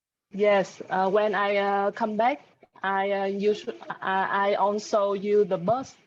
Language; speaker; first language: English; non-native, learner; Vietnamese